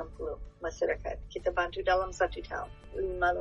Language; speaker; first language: Indonesian; non-native, fluent; English